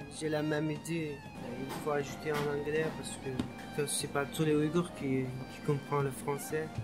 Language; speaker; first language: French; non-native, learner; Uyghur